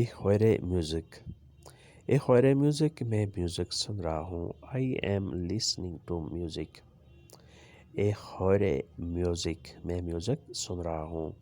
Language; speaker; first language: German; non-native, learner; Urdu